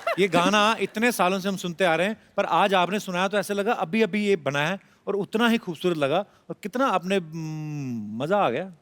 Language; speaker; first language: Hindi; non-native, local second language; Punjabi